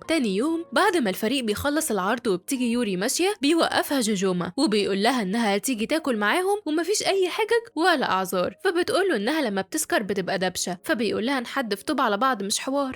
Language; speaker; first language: Arabic; native; Arabic